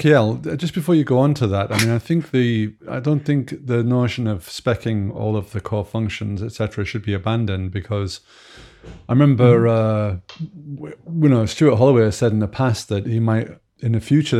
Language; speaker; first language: English; native; English